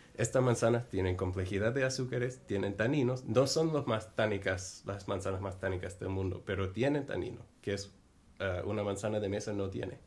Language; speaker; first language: Spanish; non-native, fluent; English